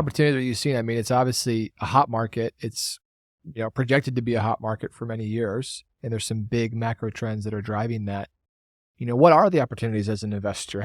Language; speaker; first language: English; native; English